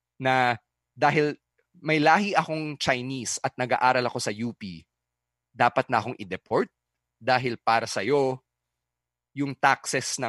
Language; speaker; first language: English; non-native, local second language; Filipino